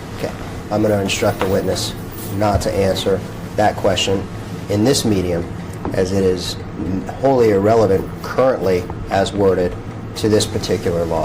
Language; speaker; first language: English; native; English